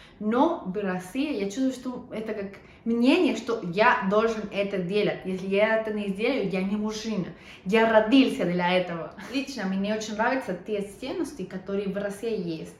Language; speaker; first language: Russian; non-native, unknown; Spanish